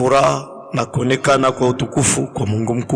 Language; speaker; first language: Swahili; native; Swahili